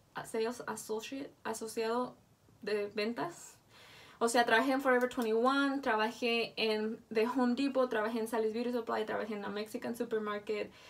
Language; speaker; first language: Spanish; native; Spanish